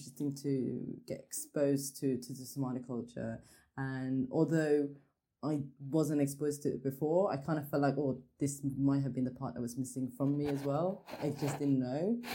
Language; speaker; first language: English; non-native, fluent; Norwegian